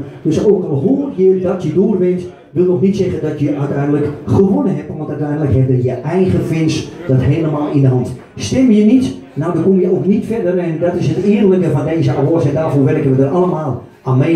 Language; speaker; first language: Dutch; native; Dutch